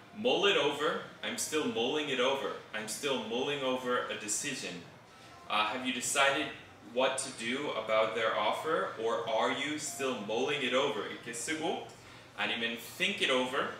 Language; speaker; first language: English; native; English